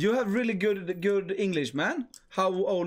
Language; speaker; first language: English; non-native, fluent; Swedish